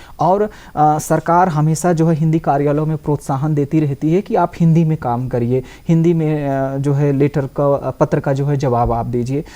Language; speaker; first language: Hindi; native; Hindi